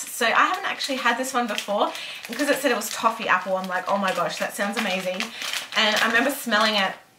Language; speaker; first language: English; native; English